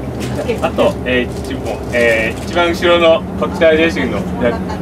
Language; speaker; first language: Japanese; native; Japanese